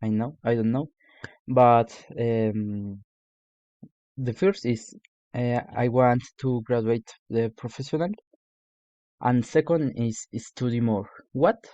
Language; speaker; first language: English; non-native, learner; Spanish